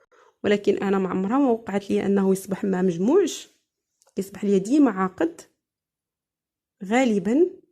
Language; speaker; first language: Arabic; native; Arabic